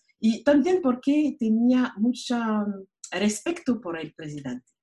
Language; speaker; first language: Spanish; non-native, learner; French